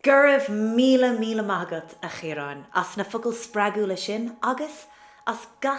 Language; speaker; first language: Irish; non-native, local second language; English